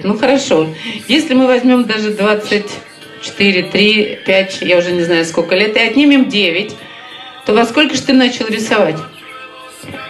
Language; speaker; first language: Russian; native; Russian